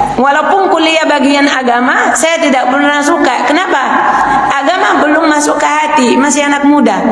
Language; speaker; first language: Indonesian; non-native, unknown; Arabic